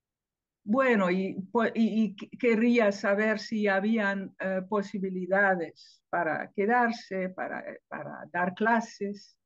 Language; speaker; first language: Spanish; non-native, fluent; Dutch